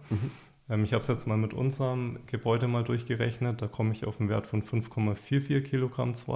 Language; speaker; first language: German; native; German